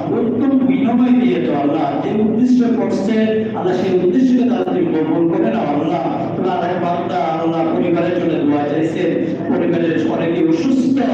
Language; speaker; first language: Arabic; non-native, fluent; Bangla